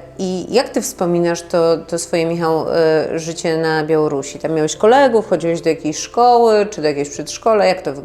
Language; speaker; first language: Polish; native; Polish